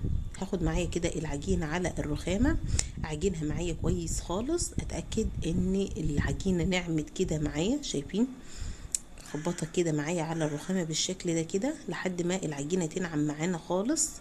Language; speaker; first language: Arabic; native; Arabic